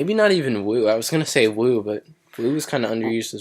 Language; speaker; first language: English; native; English